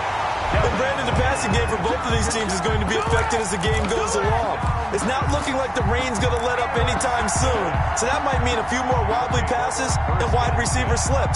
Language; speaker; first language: English; native; English